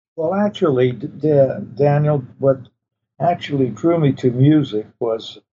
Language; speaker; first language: English; early bilingual, other home language; Polish